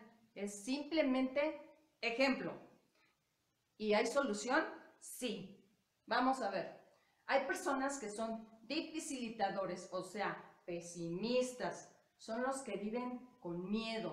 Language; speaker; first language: Spanish; native; Spanish